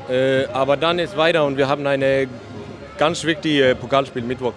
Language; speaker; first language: German; non-native, learner; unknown